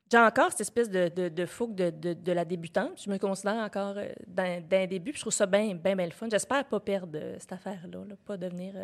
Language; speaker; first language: French; native; French